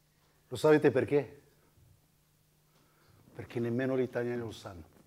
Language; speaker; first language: Italian; non-native, fluent; Arabic